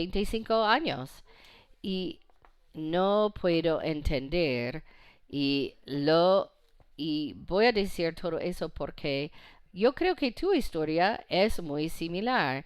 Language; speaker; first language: Spanish; non-native, fluent; English